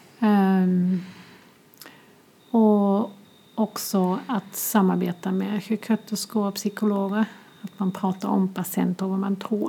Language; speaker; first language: Swedish; non-native, fluent; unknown